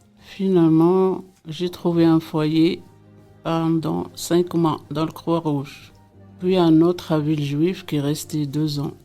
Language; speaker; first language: French; non-native, local second language; Arabic